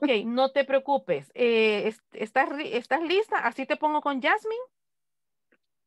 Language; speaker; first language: Spanish; native; Spanish